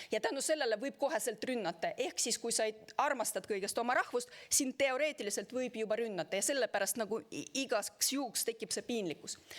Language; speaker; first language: Estonian; non-native, local second language; Russian